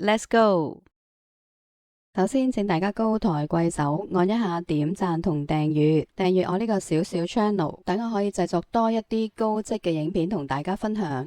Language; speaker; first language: Cantonese; native; Cantonese